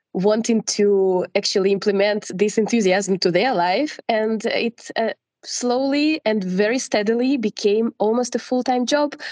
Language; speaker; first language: English; non-native, fluent; Russian